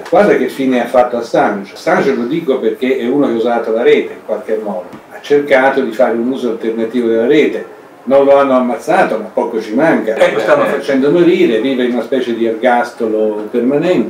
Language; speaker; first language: Italian; native; Italian